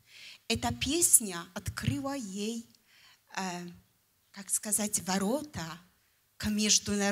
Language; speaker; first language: Russian; non-native, fluent; Polish